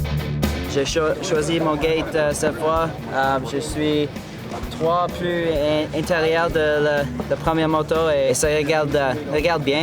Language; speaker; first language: French; non-native, learner; English